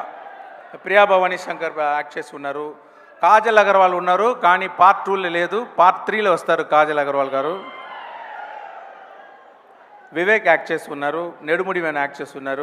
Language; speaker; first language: Telugu; non-native, learner; Tamil